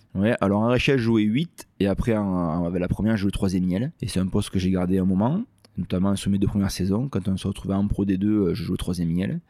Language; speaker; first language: French; native; French